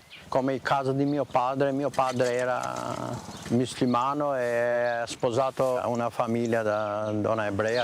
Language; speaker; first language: Italian; non-native, fluent; Albanian